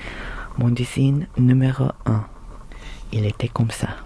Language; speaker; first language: French; non-native, learner; Filipino